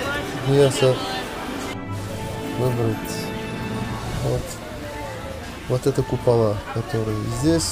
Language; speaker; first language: Russian; non-native, local second language; Uzbek